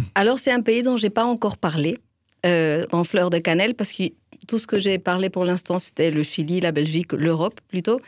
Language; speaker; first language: French; non-native, fluent; Spanish